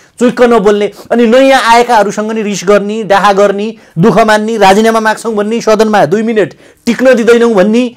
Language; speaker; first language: Nepali; native; Nepali